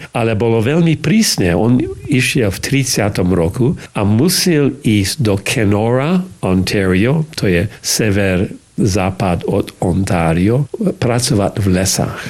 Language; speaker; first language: Slovak; early bilingual, heritage; English